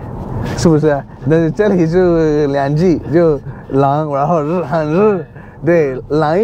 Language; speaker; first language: Chinese; non-native, learner; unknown